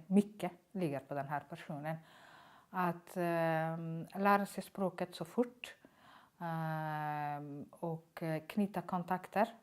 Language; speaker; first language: Swedish; non-native, learner; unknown